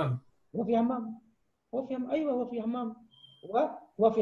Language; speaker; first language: Arabic; non-native, fluent; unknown